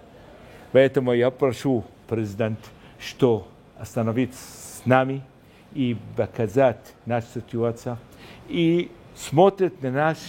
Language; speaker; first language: Russian; non-native, learner; Arabic